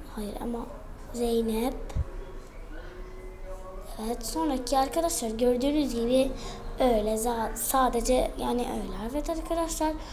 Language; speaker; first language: Turkish; early bilingual, heritage; Turkish